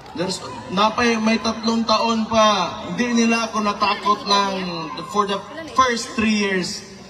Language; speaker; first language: Filipino; non-native, local second language; Cebuano